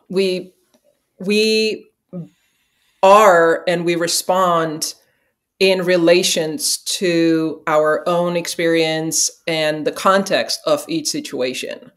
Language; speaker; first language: English; non-native, fluent; Czech